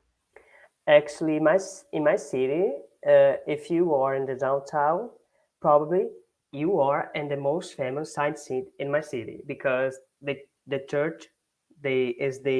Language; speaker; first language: English; non-native, learner; Portuguese